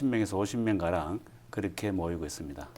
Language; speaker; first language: Korean; native; Korean